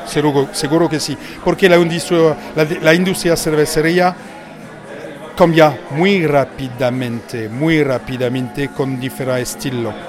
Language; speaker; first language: Spanish; non-native, learner; French